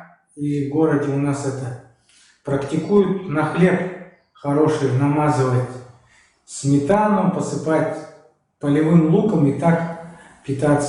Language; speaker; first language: Russian; native; Russian